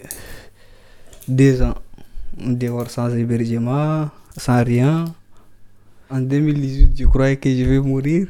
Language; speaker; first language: French; non-native, fluent; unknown